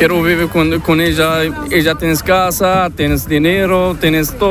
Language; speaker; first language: Spanish; non-native, learner; Arabic